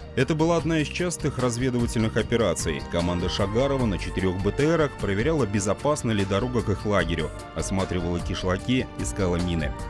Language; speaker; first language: Russian; native; Russian